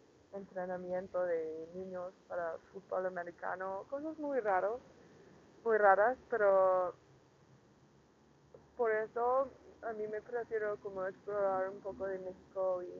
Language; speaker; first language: Spanish; non-native, learner; English